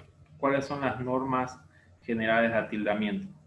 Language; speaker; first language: Spanish; native; Spanish